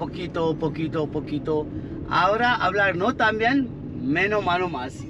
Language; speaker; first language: Spanish; non-native, learner; Hindi